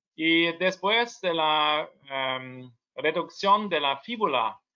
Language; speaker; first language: Spanish; non-native, learner; German